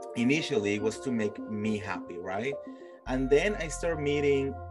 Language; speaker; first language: English; non-native, fluent; Spanish